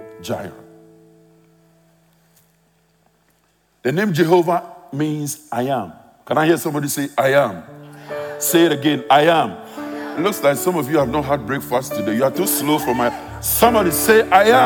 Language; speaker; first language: English; non-native, local second language; Akan